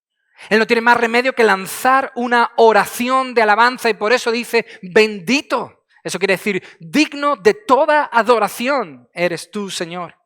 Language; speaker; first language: Spanish; native; Spanish